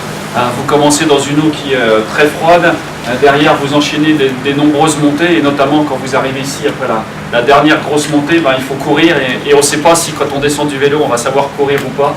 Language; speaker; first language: French; native; French